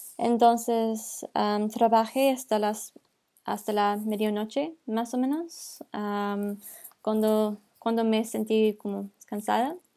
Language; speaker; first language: Spanish; non-native, learner; English